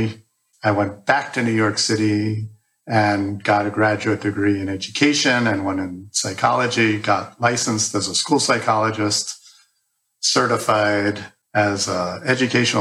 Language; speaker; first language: English; native; English